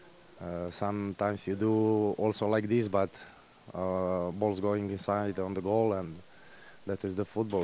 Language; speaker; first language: English; non-native, learner; Croatian